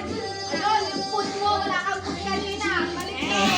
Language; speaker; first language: Filipino; non-native, local second language; Cebuano